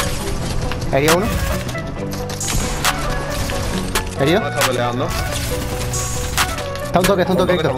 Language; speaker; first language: Spanish; native; Spanish